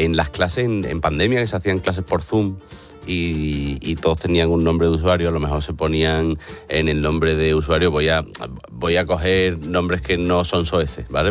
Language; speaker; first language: Spanish; native; Spanish